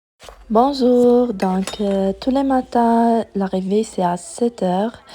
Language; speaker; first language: French; non-native, fluent; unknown